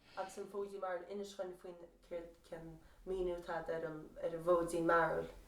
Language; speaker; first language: Irish; native; Irish